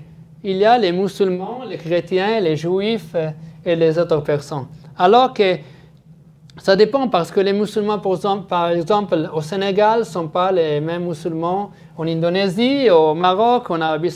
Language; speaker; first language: French; non-native, fluent; Arabic